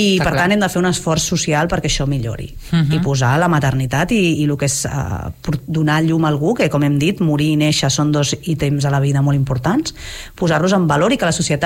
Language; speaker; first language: Catalan; native; Catalan